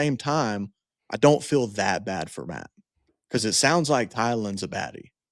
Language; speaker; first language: English; native; English